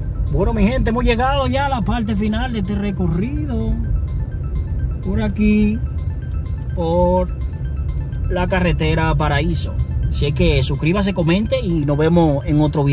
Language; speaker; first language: Spanish; native; Spanish